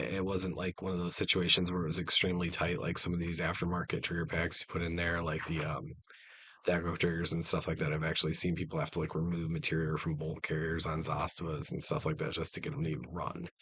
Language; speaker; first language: English; native; English